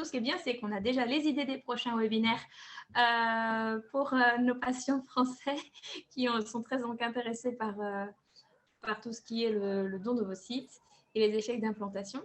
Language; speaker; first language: French; native; French